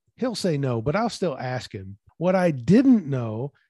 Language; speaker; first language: English; native; English